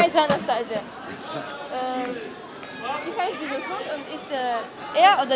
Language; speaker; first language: German; non-native, learner; Russian